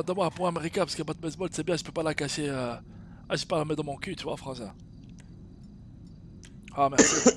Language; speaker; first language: French; native; French